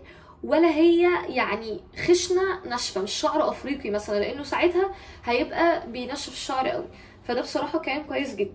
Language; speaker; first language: Arabic; native; Arabic